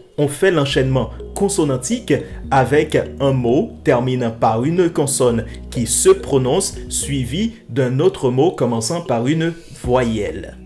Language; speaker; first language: French; non-native, local second language; Haitian Creole